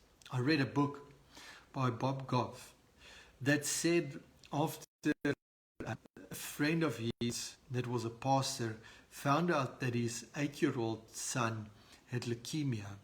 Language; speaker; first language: English; non-native, local second language; Afrikaans